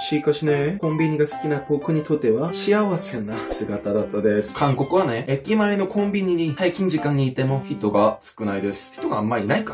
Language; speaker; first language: Japanese; non-native, learner; Korean